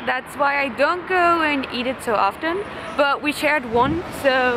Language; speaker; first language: English; non-native, fluent; German